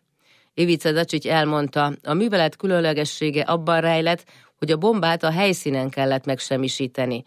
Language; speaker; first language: Hungarian; native; Hungarian